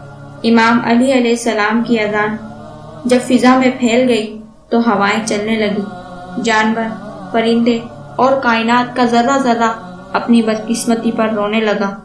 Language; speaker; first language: Urdu; native; Urdu